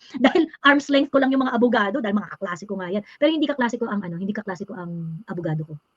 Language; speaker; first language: Filipino; native; Filipino